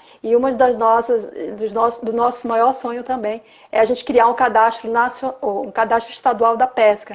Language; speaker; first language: Portuguese; native; Portuguese